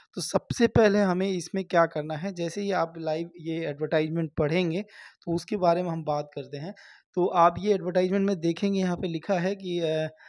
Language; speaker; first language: Hindi; native; Hindi